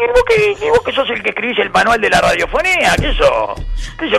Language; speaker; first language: Spanish; native; Spanish